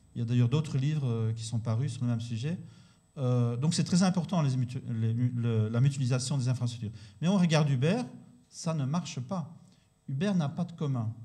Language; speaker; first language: French; native; French